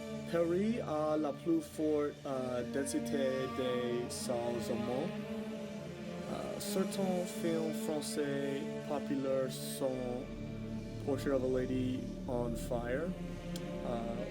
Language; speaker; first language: French; non-native, learner; English